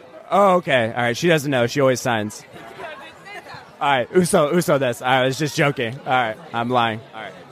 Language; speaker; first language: English; native; English